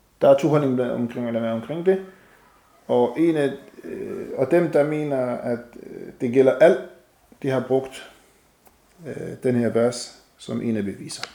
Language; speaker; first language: Danish; non-native, fluent; Arabic